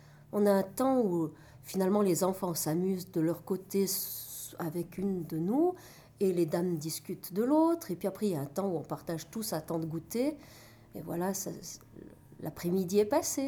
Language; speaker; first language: French; native; French